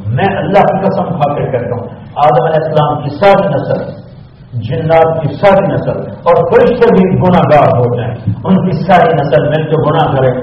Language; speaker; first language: Urdu; non-native, local second language; Punjabi